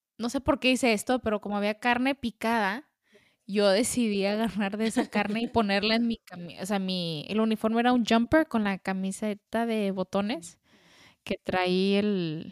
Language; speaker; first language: Spanish; early bilingual, heritage; Spanish